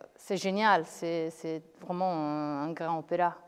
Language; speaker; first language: French; non-native, fluent; Italian